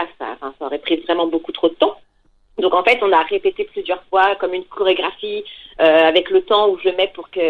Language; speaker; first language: French; native; French